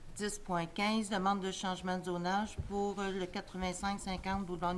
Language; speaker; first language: French; native; French